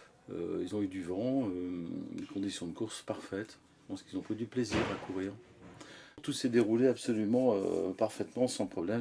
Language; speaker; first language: French; native; French